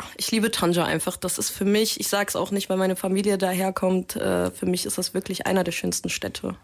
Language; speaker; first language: German; native; German